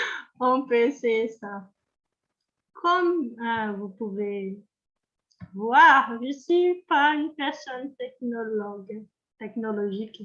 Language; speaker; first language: French; non-native, learner; Portuguese